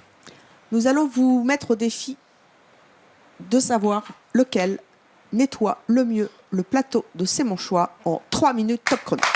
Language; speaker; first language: French; native; French